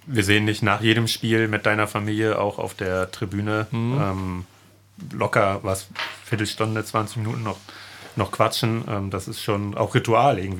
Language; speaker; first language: German; native; German